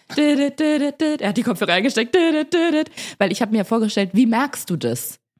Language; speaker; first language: German; early bilingual, other home language; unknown